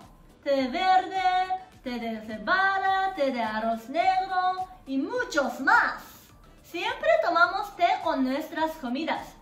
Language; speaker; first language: Spanish; non-native, fluent; Japanese